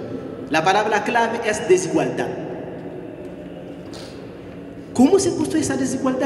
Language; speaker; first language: Spanish; non-native, fluent; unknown